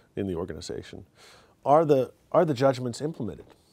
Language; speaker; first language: English; native; English